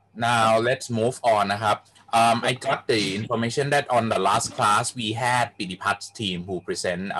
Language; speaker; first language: English; non-native, fluent; Thai